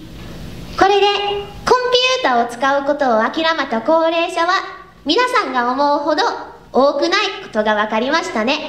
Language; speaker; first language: Japanese; non-native, learner; English